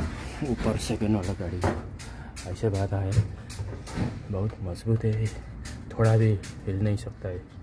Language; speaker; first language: Hindi; non-native, learner; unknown